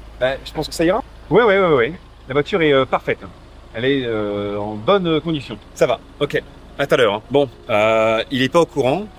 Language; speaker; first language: French; native; French